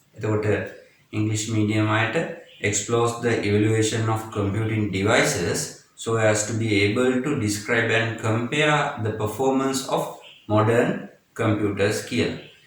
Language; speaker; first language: English; non-native, local second language; Sinhala